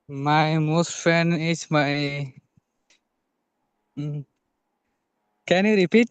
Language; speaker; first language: English; non-native, learner; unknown